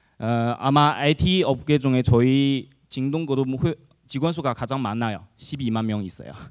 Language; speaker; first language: Korean; non-native, fluent; Chinese